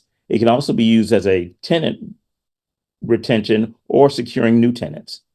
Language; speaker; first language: English; native; English